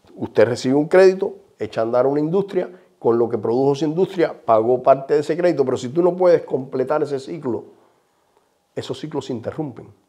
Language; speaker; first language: Spanish; native; Spanish